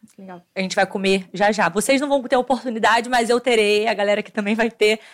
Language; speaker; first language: Portuguese; native; Portuguese